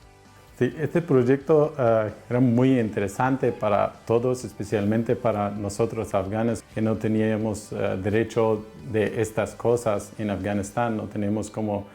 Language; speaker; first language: Spanish; non-native, learner; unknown